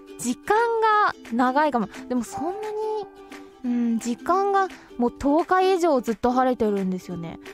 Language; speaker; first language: Japanese; non-native, fluent; Chinese